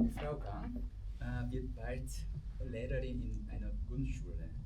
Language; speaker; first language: German; non-native, fluent; Korean